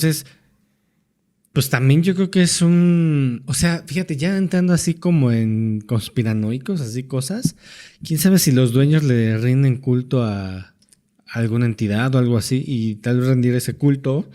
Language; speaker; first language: Spanish; native; Spanish